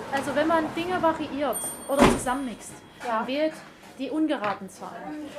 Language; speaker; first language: German; native; German